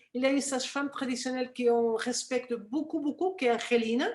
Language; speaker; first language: French; non-native, fluent; Spanish